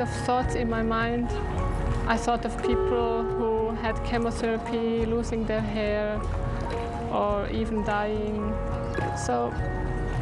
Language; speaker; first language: English; non-native, fluent; German